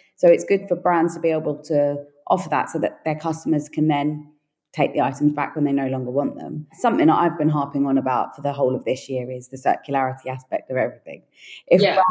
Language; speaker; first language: English; native; English